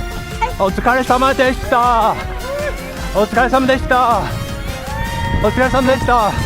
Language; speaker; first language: Japanese; non-native, learner; Chinese